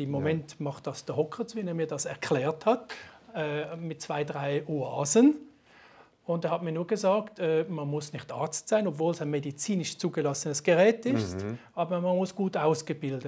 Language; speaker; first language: German; native; German